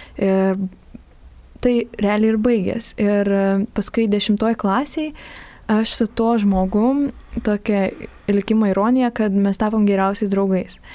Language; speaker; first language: Lithuanian; native; Lithuanian